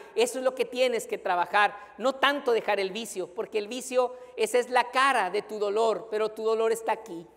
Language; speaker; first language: Spanish; native; Spanish